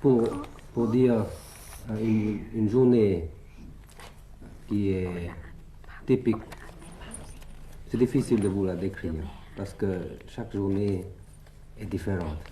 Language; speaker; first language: French; early bilingual, other home language; Thai